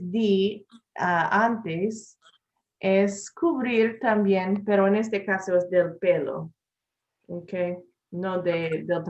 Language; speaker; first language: Spanish; non-native, learner; English